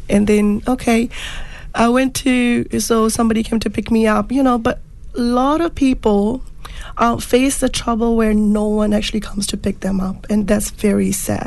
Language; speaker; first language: English; non-native, local second language; Punjabi